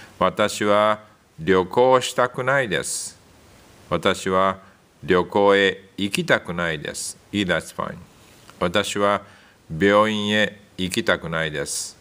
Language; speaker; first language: Japanese; non-native, learner; English